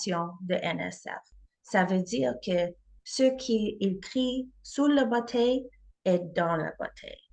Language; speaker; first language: French; non-native, fluent; English